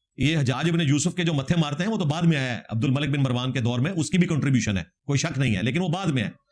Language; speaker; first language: Urdu; native; Urdu